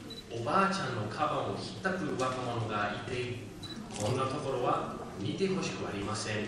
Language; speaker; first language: Japanese; non-native, fluent; English